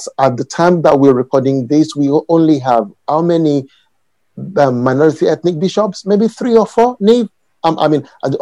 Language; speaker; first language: English; non-native, local second language; Yoruba